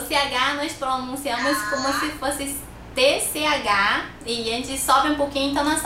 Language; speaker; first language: Portuguese; non-native, fluent; Chinese